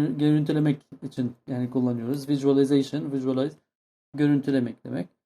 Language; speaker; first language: Turkish; non-native, fluent; Arabic